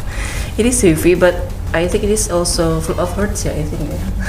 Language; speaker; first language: English; non-native, learner; Indonesian